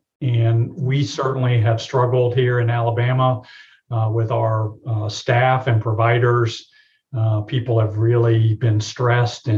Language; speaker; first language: English; native; English